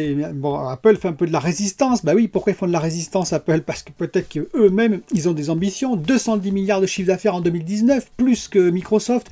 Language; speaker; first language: French; native; French